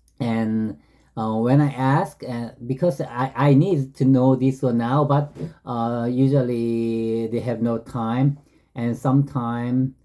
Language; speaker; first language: English; non-native, learner; Korean